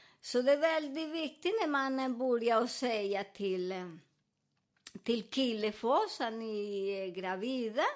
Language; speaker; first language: Swedish; non-native, learner; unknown